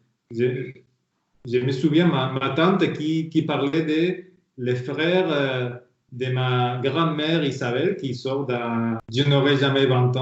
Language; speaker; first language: French; non-native, fluent; Spanish